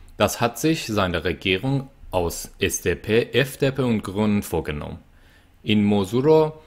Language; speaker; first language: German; non-native, fluent; Persian